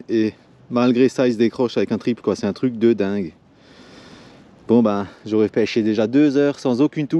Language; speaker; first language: French; native; French